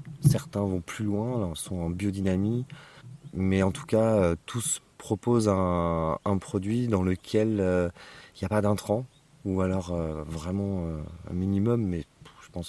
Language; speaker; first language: French; native; French